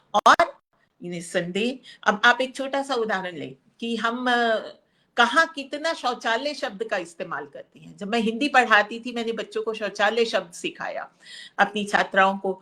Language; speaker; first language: Hindi; native; Hindi